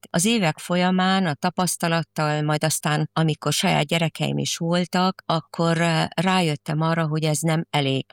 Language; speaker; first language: Hungarian; early bilingual, heritage; Hungarian